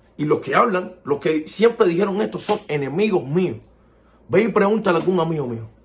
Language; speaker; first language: Spanish; native; Spanish